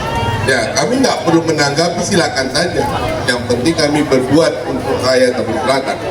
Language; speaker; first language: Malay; non-native, local second language; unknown